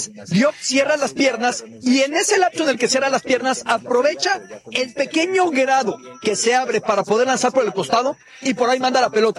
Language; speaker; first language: Spanish; native; Spanish